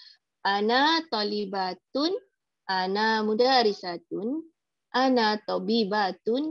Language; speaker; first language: Arabic; non-native, learner; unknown